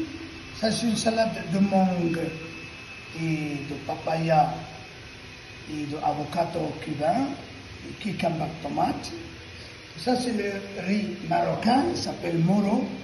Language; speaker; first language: French; non-native, local second language; Arabic